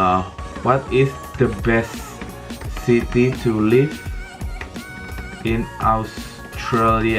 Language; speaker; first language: English; non-native, learner; Indonesian